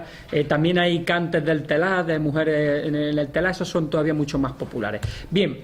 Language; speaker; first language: Spanish; native; Spanish